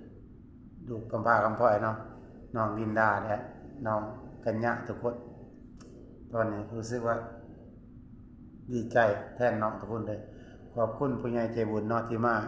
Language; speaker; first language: Thai; non-native, local second language; Northeastern Thai